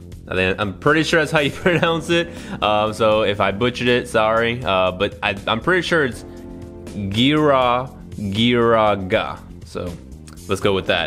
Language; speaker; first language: English; native; English